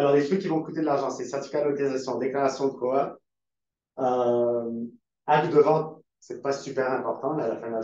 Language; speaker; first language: French; native; French